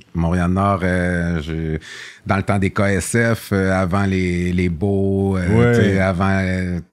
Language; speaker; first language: French; native; French